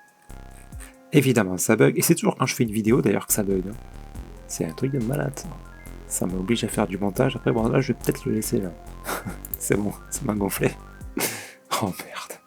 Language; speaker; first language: French; native; French